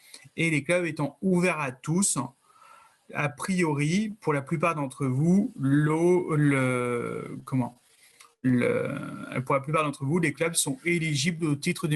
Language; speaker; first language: French; native; French